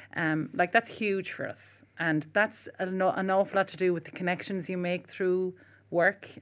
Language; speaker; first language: English; native; English